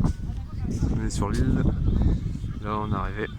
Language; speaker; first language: French; native; French